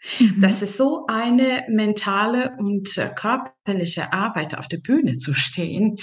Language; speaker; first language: German; non-native, fluent; Serbian